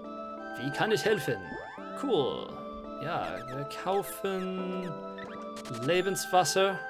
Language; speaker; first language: German; non-native, learner; English